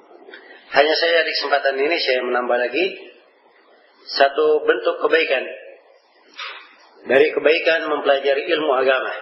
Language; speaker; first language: Indonesian; native; Indonesian